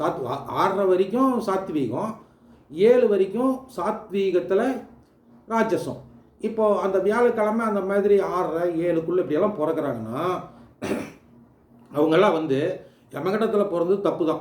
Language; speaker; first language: Tamil; native; Tamil